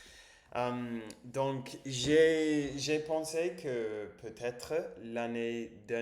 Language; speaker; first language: French; non-native, learner; English